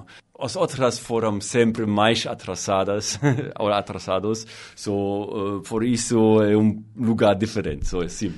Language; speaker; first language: Portuguese; non-native, learner; German